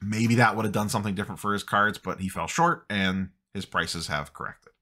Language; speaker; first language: English; native; English